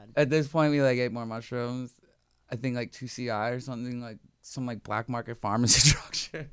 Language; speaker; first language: English; native; English